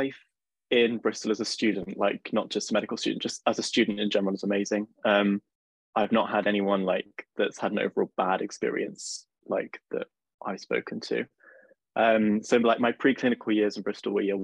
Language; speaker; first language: English; native; English